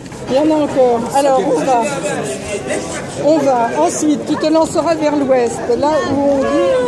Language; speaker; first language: French; native; French